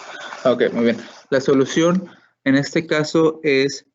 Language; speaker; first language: Spanish; native; Spanish